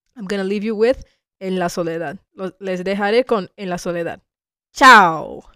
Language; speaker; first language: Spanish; early bilingual, heritage; Spanish